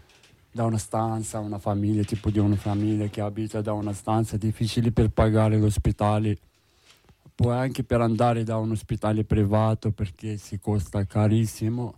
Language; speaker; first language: Italian; non-native, learner; Arabic